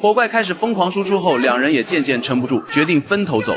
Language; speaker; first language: Chinese; native; Chinese